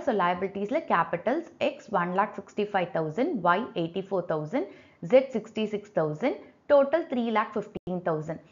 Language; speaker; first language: English; non-native, local second language; Tamil